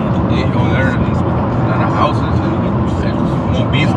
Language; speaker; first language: English; non-native, learner; Spanish